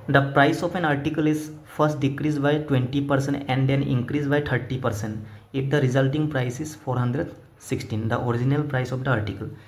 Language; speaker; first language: English; non-native, local second language; Assamese